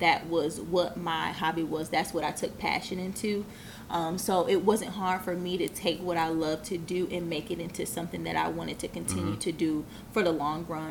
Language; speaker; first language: English; native; English